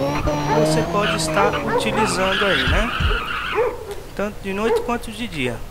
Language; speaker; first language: Portuguese; native; Portuguese